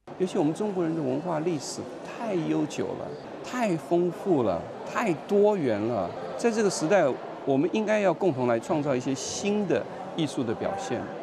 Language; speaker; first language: Chinese; native; Chinese